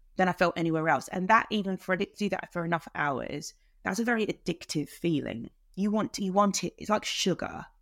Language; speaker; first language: English; native; English